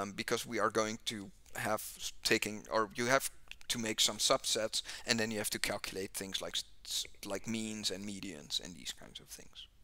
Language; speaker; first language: English; non-native, fluent; Dutch